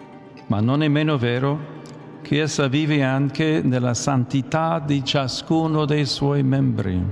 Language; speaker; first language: Italian; non-native, fluent; English